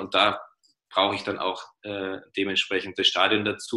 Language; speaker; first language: German; native; German